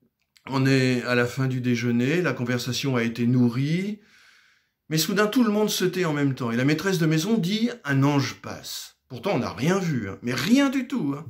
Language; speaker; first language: French; native; French